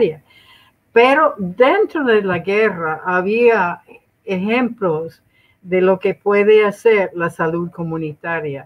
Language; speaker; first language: Spanish; non-native, fluent; English